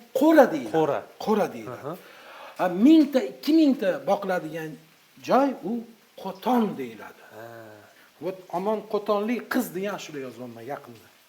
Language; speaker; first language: Uzbek; non-native, local second language; Kara-Kalpak